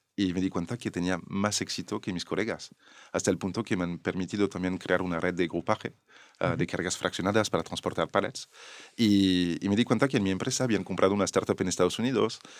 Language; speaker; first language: Spanish; non-native, fluent; French